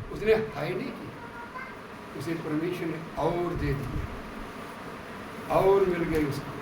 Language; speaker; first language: Hindi; non-native, local second language; Punjabi